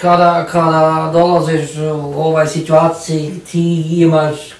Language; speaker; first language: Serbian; non-native, learner; Norwegian